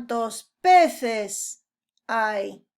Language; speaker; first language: Spanish; non-native, fluent; English